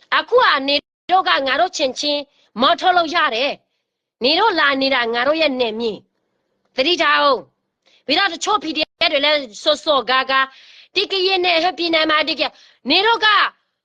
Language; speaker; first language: Burmese; non-native, local second language; S'gaw Karen